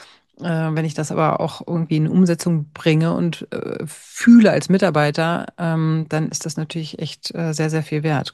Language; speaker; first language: German; native; German